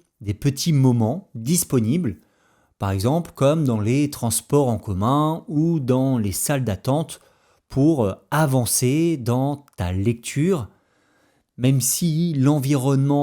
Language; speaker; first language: French; native; French